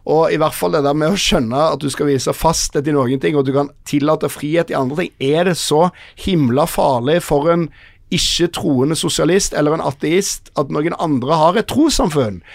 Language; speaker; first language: Norwegian; native; Norwegian